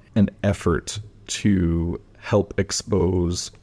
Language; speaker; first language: English; native; English